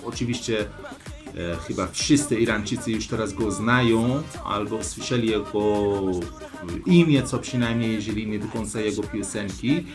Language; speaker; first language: Polish; non-native, learner; Persian